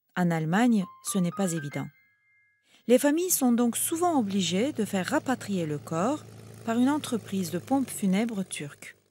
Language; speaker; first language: French; non-native, fluent; Turkish